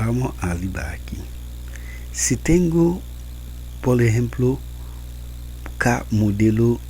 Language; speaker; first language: Spanish; non-native, learner; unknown